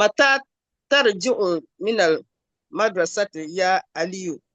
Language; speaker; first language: Arabic; non-native, learner; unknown